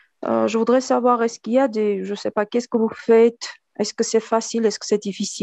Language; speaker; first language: French; non-native, fluent; Armenian